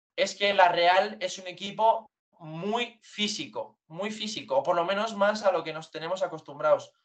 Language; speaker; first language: English; non-native, learner; Spanish